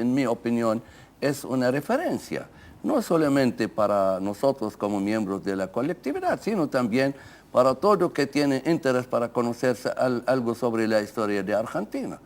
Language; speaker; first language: Spanish; non-native, fluent; Arabic